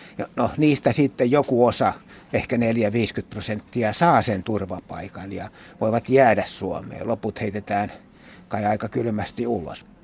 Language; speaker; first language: Finnish; native; Finnish